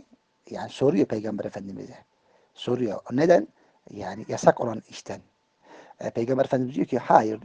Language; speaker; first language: Turkish; native; Turkish